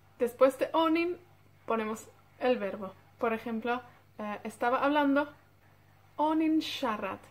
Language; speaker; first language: Spanish; non-native, fluent; Welsh